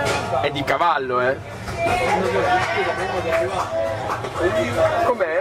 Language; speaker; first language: Italian; native; Italian